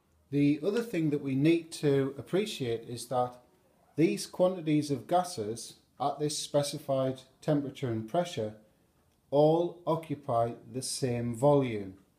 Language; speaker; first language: English; native; English